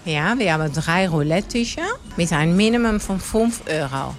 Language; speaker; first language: German; non-native, learner; Dutch